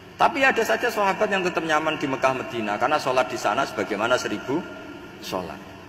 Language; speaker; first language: Indonesian; non-native, local second language; Javanese